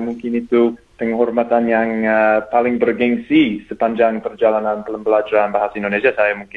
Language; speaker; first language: Indonesian; non-native, fluent; English